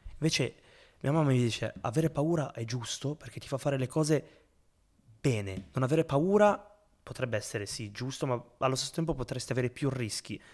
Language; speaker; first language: Italian; early bilingual, other home language; Arabic